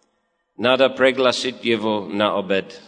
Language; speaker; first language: Russian; non-native, learner; English